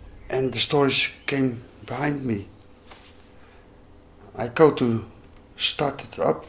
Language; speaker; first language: English; non-native, learner; Dutch